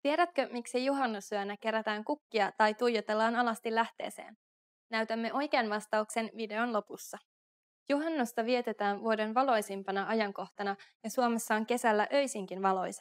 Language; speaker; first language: Finnish; native; Finnish